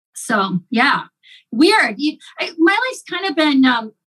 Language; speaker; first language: English; native; English